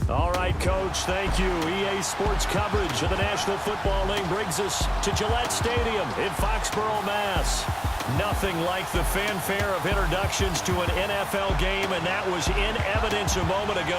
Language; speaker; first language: English; native; English